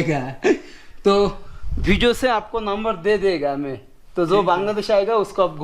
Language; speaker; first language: Hindi; non-native, learner; Bangla